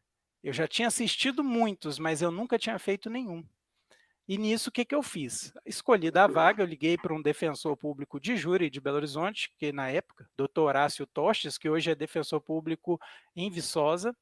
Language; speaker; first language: Portuguese; native; Portuguese